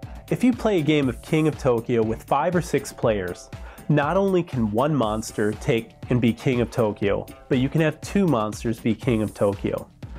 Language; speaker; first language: English; native; English